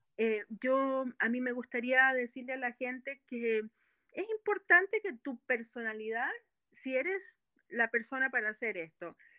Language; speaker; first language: Spanish; early bilingual, heritage; Spanish